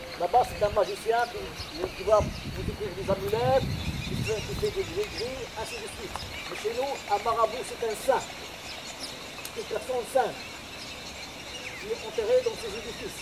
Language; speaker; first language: French; non-native, local second language; Arabic